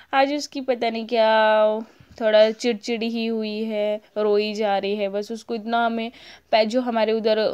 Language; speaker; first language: Hindi; native; Hindi